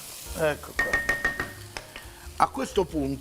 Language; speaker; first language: Italian; native; Italian